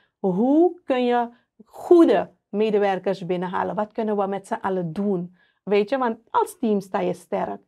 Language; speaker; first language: Dutch; native; Dutch